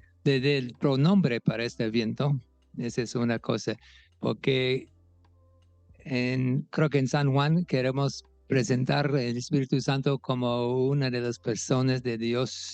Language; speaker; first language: Spanish; non-native, local second language; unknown